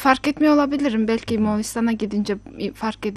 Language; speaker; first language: Turkish; non-native, fluent; Mongolian